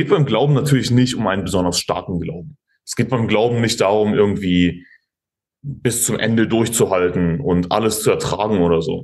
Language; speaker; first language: German; native; German